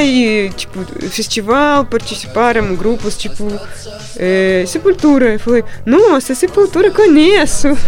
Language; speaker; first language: Portuguese; non-native, fluent; Russian